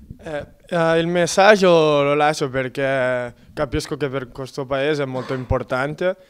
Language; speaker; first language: Italian; non-native, fluent; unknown